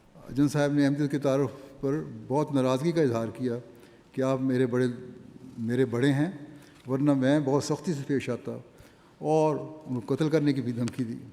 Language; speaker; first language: Urdu; native; Urdu